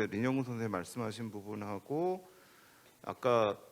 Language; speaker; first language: Korean; native; Korean